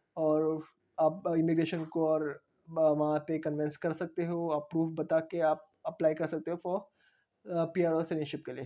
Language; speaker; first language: Hindi; non-native, local second language; Marathi